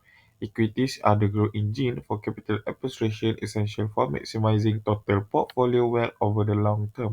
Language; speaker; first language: English; non-native, local second language; Malay